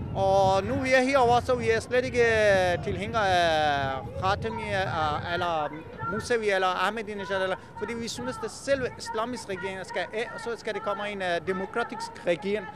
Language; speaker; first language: Danish; non-native, fluent; Persian